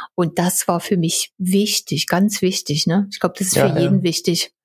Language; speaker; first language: German; native; German